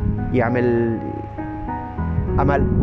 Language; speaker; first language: Arabic; non-native, learner; French